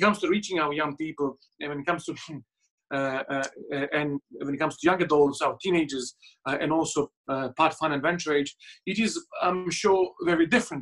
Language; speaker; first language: English; non-native, fluent; Serbian